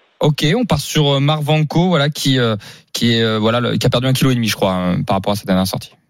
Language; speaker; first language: French; native; French